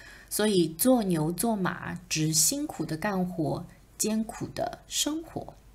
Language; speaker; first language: Chinese; native; Chinese